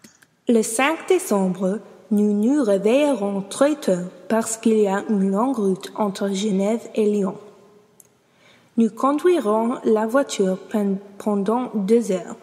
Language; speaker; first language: French; non-native, learner; English